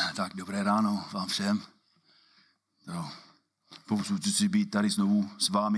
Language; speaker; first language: Czech; non-native, fluent; English